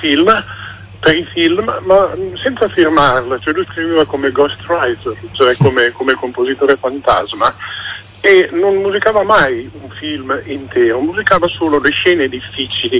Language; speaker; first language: Italian; native; Italian